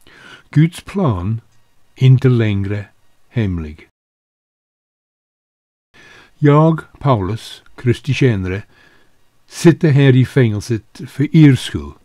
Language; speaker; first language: Swedish; non-native, fluent; English